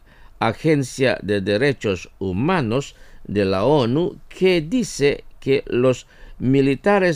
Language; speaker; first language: Spanish; non-native, fluent; Indonesian